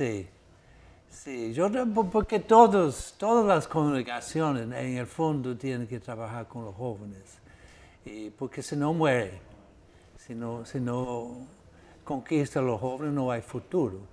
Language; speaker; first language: Spanish; non-native, fluent; Portuguese